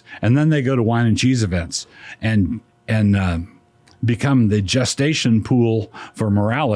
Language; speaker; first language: English; native; English